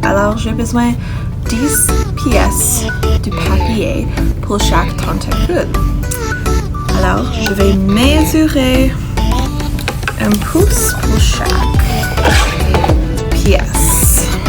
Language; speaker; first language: French; non-native, learner; English